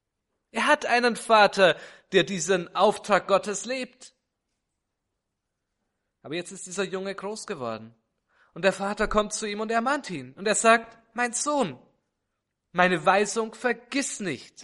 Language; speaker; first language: German; native; German